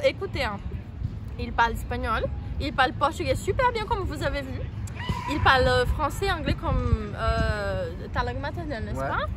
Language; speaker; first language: French; non-native, fluent; Portuguese